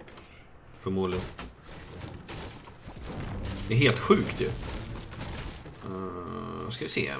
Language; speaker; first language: Swedish; native; Swedish